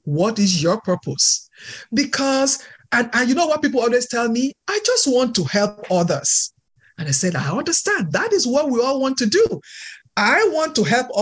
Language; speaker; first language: English; non-native, local second language; Yoruba